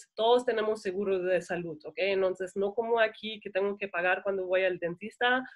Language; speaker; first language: Spanish; non-native, fluent; German